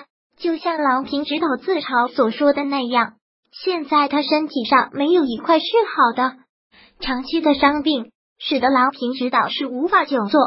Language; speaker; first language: Chinese; native; Chinese